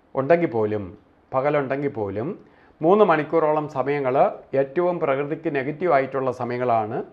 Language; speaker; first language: Malayalam; native; Malayalam